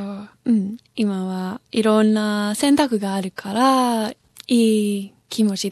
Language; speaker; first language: Japanese; non-native, fluent; English